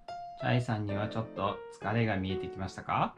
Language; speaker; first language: Japanese; native; Japanese